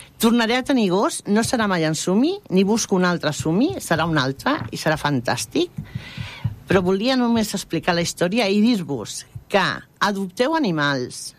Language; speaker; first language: Catalan; non-native, local second language; Spanish